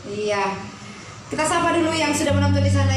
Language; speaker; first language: Indonesian; native; Indonesian